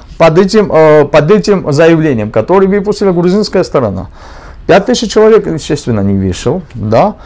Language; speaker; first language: Russian; non-native, local second language; Georgian